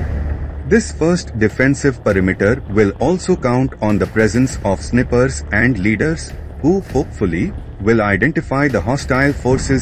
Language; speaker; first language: English; non-native, fluent; Portuguese